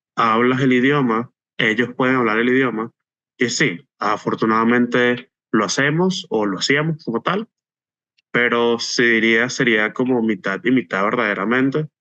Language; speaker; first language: Spanish; native; Spanish